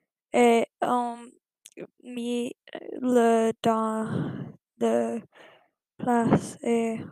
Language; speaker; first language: French; non-native, learner; English